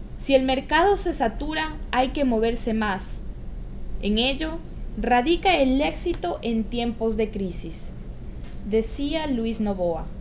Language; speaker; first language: Spanish; native; Spanish